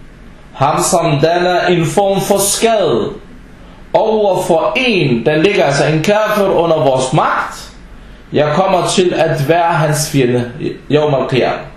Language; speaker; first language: Danish; non-native, local second language; Arabic